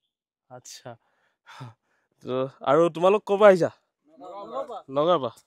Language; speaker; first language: Hindi; non-native, local second language; Assamese